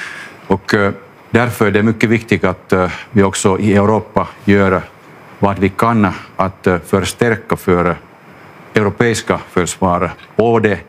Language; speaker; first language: Swedish; non-native, local second language; Finnish